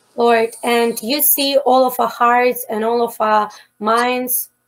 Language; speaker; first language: English; non-native, fluent; Ukrainian